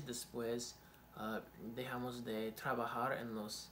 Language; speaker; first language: Spanish; non-native, learner; English